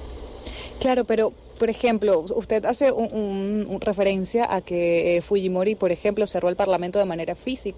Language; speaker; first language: Spanish; native; Spanish